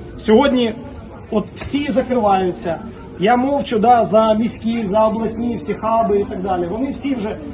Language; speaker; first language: Ukrainian; non-native, local second language; Russian